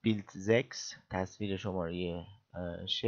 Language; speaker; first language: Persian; native; Persian